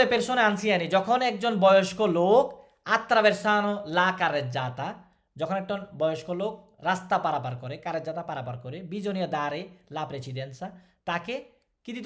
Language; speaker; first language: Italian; non-native, fluent; Bangla